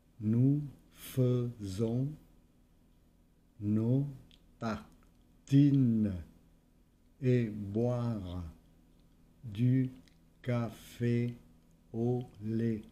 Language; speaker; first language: French; non-native, fluent; Vietnamese